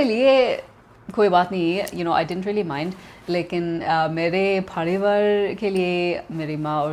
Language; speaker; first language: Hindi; non-native, learner; English